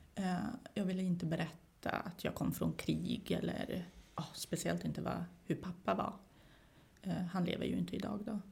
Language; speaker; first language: Swedish; early bilingual, other home language; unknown